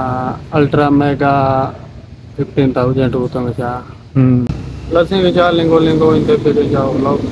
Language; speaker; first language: Filipino; non-native, learner; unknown